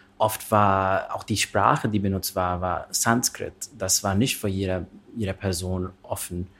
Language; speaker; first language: German; early bilingual, other home language; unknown